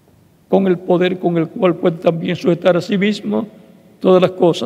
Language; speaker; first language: Spanish; native; Spanish